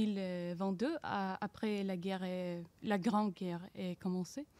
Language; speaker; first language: French; non-native, learner; Ukrainian